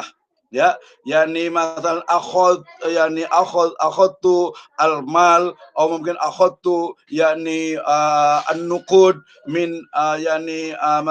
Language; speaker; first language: Arabic; non-native, fluent; Indonesian